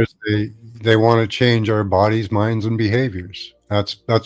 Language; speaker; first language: English; native; English